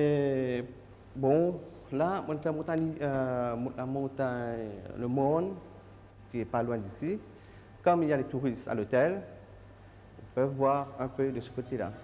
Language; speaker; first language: French; non-native, local second language; Morisyen